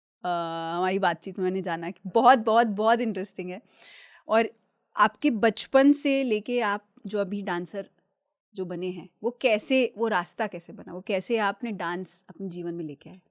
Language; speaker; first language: Hindi; native; Hindi